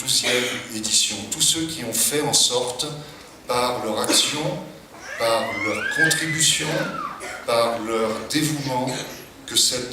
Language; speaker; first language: French; native; French